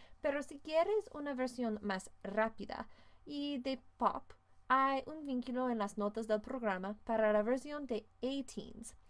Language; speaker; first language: Spanish; non-native, fluent; English